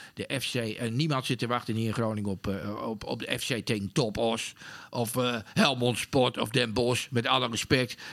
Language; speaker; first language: Dutch; native; Dutch